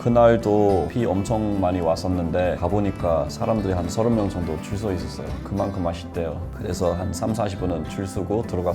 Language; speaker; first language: Korean; non-native, fluent; English